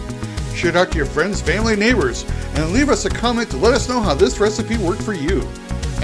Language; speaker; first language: English; native; English